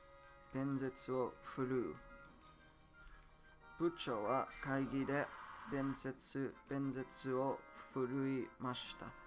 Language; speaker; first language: Japanese; non-native, learner; English